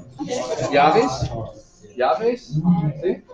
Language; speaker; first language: Spanish; non-native, fluent; English